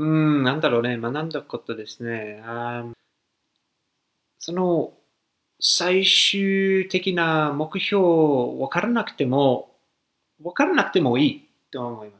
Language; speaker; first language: Japanese; non-native, fluent; English